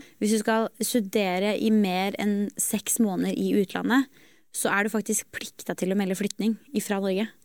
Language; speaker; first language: Norwegian; native; Norwegian